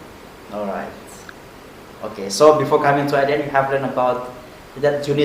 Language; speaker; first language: English; non-native, fluent; Indonesian